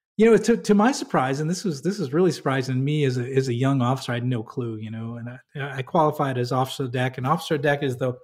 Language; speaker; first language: English; native; English